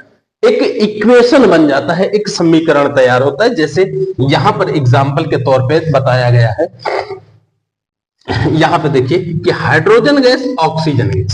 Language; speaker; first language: Hindi; native; Hindi